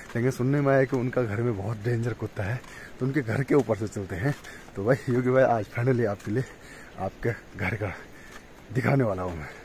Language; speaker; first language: Hindi; native; Hindi